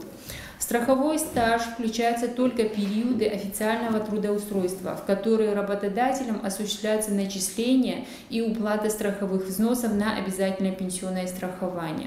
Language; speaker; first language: Russian; native; Russian